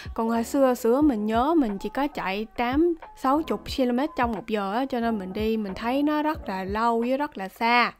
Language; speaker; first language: Vietnamese; early bilingual, heritage; Vietnamese